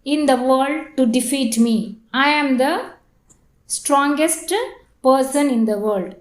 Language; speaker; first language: English; non-native, local second language; Kannada